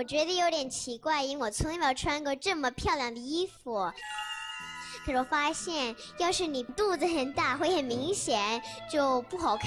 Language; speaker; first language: Chinese; early bilingual, heritage; Chinese